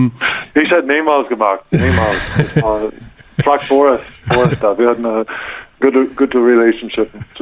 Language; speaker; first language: German; non-native, learner; English